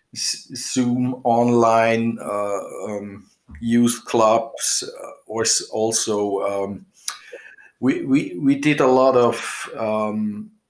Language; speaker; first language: English; non-native, fluent; German